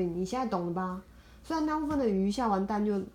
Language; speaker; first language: Chinese; native; Chinese